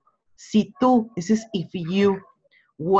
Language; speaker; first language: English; non-native, learner; Spanish